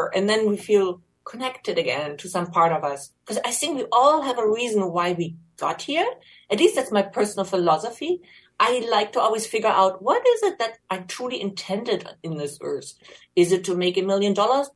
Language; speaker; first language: English; non-native, fluent; German